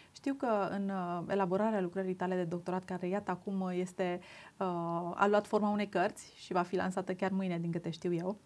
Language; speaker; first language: Romanian; native; Romanian